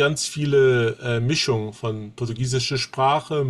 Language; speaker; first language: German; early bilingual, heritage; German